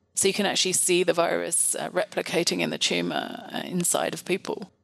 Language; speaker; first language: English; native; English